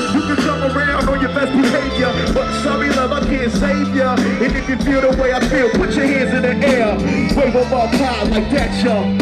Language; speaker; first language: English; native; English